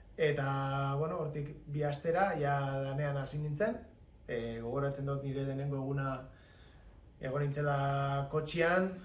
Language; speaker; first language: Basque; native; Basque